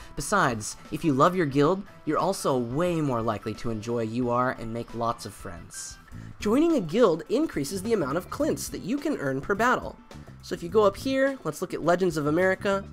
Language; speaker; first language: English; native; English